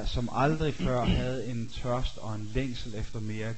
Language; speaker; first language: Danish; native; Danish